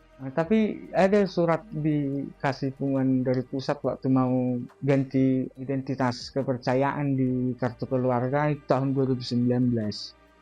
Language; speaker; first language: Indonesian; native; Indonesian